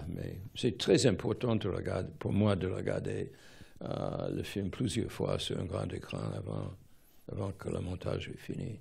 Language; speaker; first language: French; non-native, fluent; English